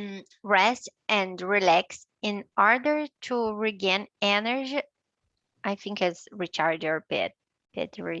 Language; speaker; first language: English; non-native, learner; Portuguese